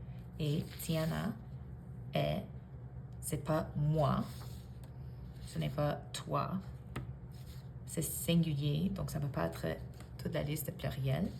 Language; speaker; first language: French; non-native, fluent; English